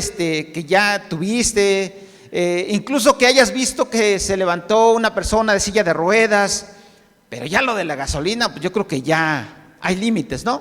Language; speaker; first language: Spanish; native; Spanish